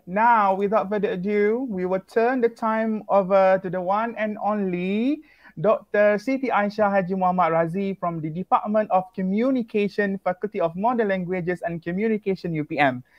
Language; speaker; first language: English; non-native, local second language; Malay